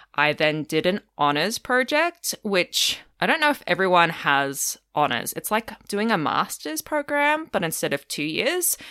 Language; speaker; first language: English; native; English